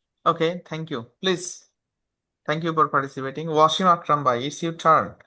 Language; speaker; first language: English; non-native, local second language; Bangla